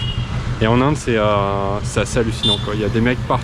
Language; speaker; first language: French; native; French